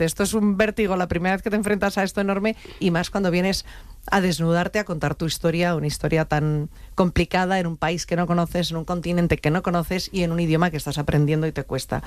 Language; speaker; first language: Spanish; native; Spanish